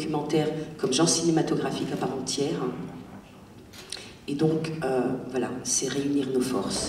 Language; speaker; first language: French; non-native, local second language; Arabic